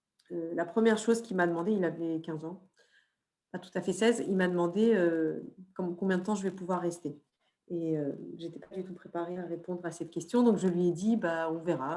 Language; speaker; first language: French; native; French